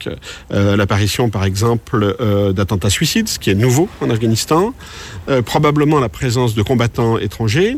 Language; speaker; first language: French; native; French